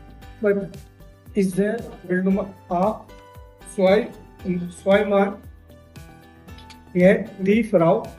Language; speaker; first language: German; non-native, learner; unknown